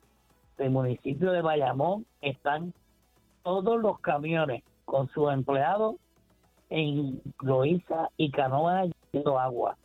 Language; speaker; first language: Spanish; native; Spanish